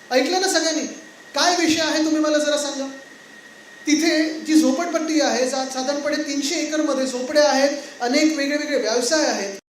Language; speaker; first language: Marathi; native; Marathi